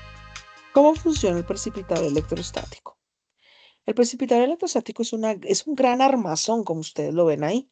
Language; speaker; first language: Spanish; native; Spanish